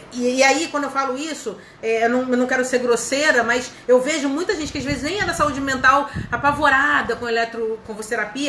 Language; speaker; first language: Portuguese; native; Portuguese